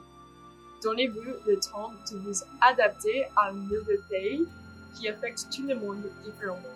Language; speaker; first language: French; non-native, fluent; English